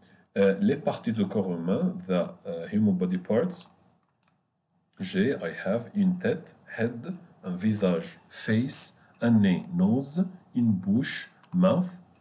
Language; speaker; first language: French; non-native, fluent; Arabic